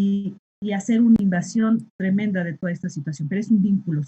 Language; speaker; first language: Spanish; native; Spanish